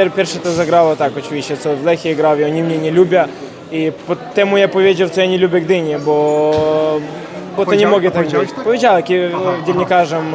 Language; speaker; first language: Polish; non-native, learner; Ukrainian